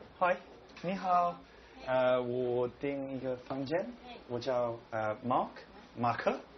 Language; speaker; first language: Chinese; non-native, learner; English